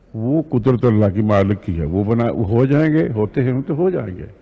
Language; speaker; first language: Hindi; native; Hindi